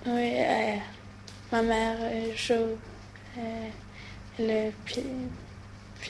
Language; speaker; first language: French; non-native, learner; Swedish